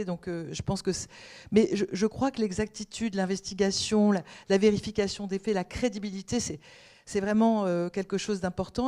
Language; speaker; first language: French; native; French